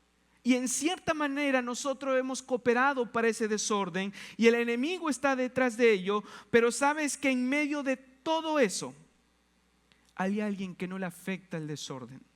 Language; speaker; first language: Spanish; native; Spanish